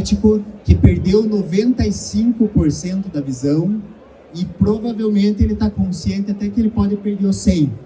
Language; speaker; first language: Portuguese; native; Portuguese